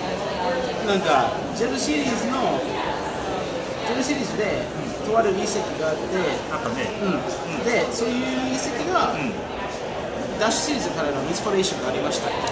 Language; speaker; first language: Japanese; non-native, fluent; English